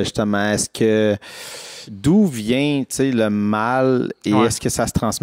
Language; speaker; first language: French; native; French